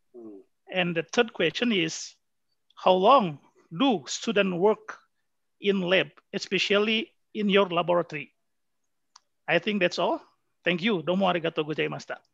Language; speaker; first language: English; non-native, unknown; Indonesian